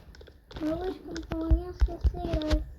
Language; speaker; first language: French; native; French